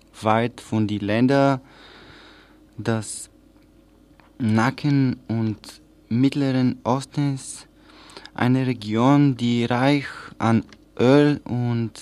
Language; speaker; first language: German; non-native, learner; Bulgarian